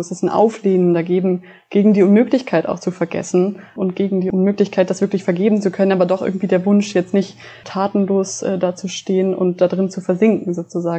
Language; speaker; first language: German; native; German